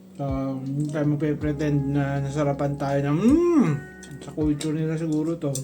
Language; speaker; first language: Filipino; native; Filipino